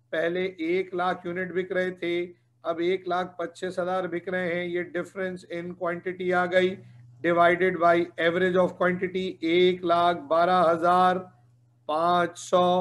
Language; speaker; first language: Hindi; native; Hindi